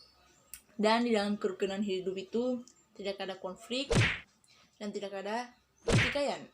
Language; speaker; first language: Indonesian; native; Indonesian